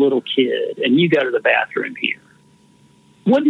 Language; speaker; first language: English; native; English